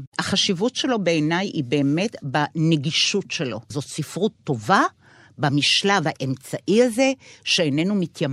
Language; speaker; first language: Hebrew; native; Hebrew